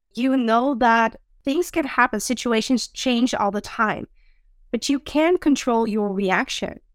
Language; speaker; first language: English; non-native, fluent; Dutch